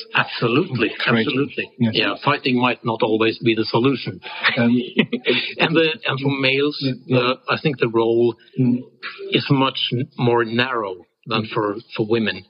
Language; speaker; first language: English; non-native, fluent; Norwegian